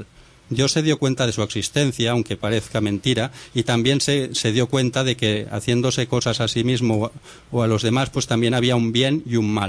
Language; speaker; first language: Spanish; native; Spanish